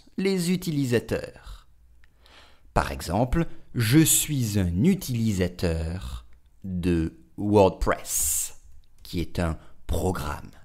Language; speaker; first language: French; native; French